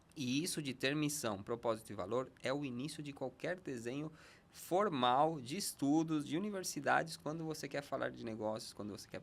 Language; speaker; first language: Portuguese; non-native, fluent; Spanish